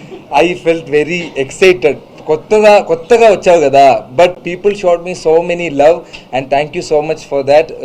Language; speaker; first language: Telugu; non-native, learner; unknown